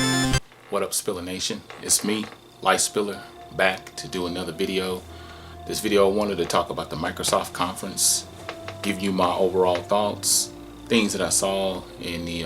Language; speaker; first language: English; native; English